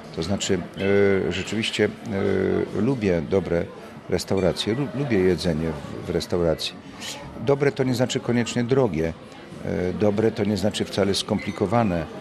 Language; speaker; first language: Polish; native; Polish